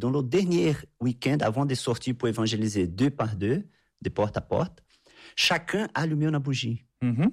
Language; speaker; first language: French; non-native, fluent; Portuguese